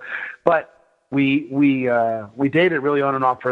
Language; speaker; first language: English; native; English